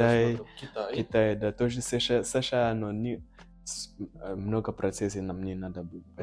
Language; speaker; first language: Russian; non-native, learner; Nyanja